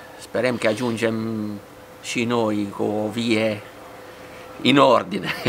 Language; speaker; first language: Romanian; non-native, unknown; Italian